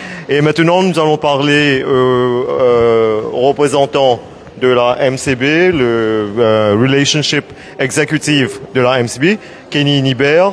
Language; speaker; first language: French; non-native, local second language; Morisyen